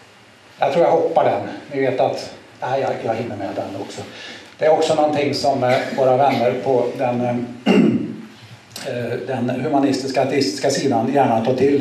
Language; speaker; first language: Swedish; native; Swedish